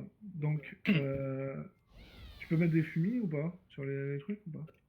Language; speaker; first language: French; native; French